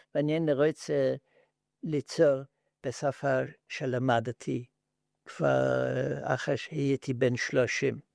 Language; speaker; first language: Hebrew; non-native, learner; Yiddish